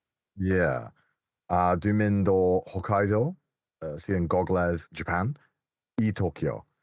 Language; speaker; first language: Welsh; non-native, local second language; English